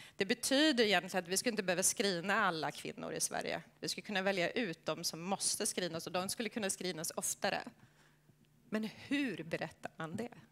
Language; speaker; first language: Swedish; native; Swedish